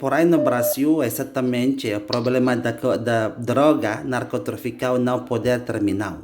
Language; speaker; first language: Portuguese; non-native, learner; Indonesian